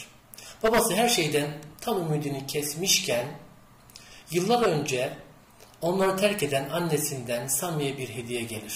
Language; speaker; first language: Turkish; native; Turkish